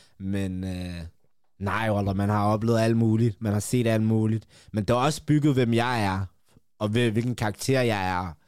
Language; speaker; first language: Danish; early bilingual, other home language; Kurdish